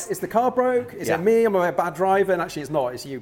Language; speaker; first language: English; native; English